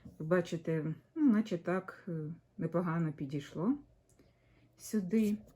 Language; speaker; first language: Ukrainian; non-native, local second language; Russian